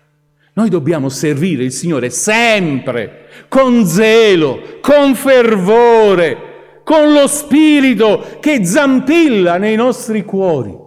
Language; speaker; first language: Italian; native; Italian